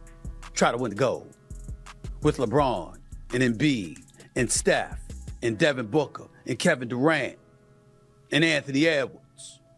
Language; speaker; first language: English; native; English